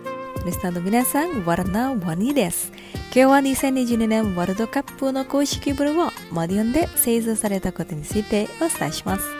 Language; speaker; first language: Japanese; non-native, fluent; Indonesian